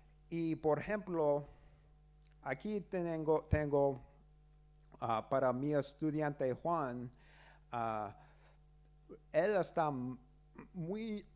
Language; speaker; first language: Spanish; non-native, learner; English